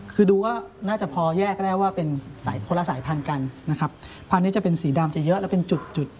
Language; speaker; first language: Thai; native; Thai